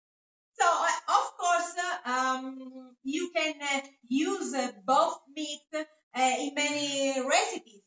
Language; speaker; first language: English; non-native, fluent; Italian